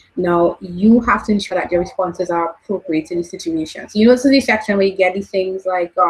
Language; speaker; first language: English; native; English